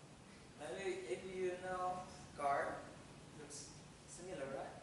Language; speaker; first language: English; non-native, fluent; Indonesian